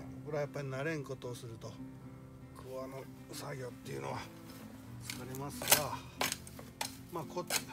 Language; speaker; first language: Japanese; native; Japanese